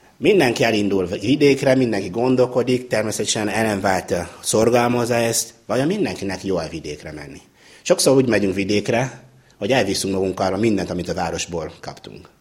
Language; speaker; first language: Hungarian; non-native, fluent; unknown